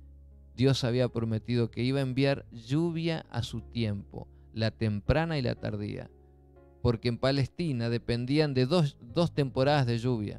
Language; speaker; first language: Spanish; native; Spanish